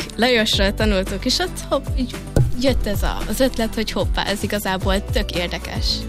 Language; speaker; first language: Hungarian; early bilingual, heritage; Hungarian